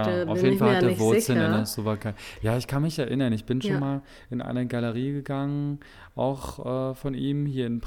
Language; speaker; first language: German; native; German